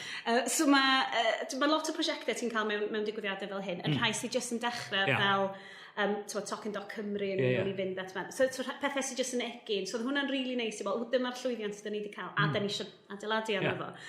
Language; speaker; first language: Welsh; native; Welsh